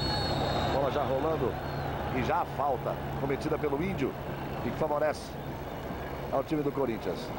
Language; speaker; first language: Portuguese; native; Portuguese